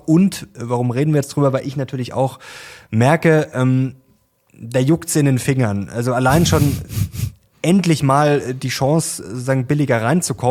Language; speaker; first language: German; native; German